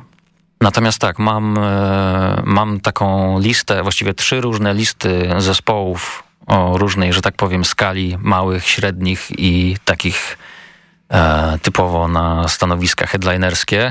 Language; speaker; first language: Polish; native; Polish